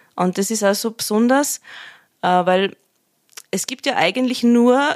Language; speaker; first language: German; native; German